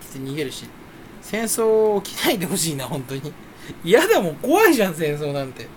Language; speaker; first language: Japanese; native; Japanese